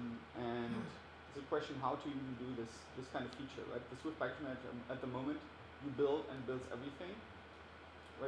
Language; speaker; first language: English; non-native, fluent; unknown